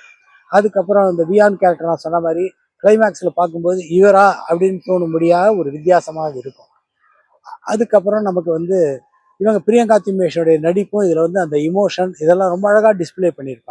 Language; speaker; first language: Tamil; native; Tamil